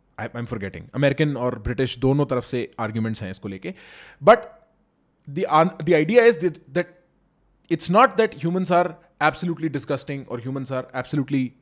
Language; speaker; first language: Hindi; native; Hindi